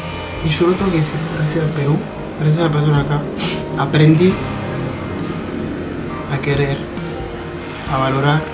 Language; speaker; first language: Spanish; early bilingual, heritage; Spanish